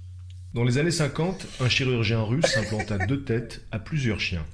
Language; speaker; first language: French; native; French